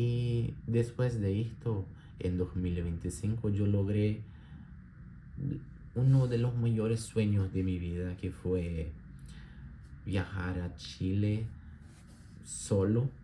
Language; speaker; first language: Spanish; non-native, learner; Portuguese